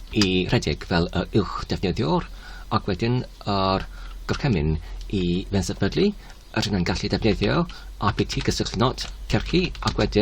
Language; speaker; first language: Welsh; non-native, fluent; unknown